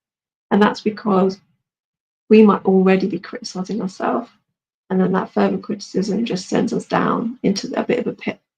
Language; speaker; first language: English; native; English